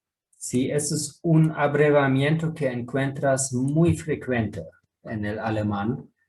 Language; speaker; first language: Spanish; non-native, fluent; German